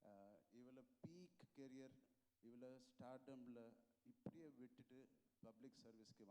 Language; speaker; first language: Tamil; non-native, local second language; Telugu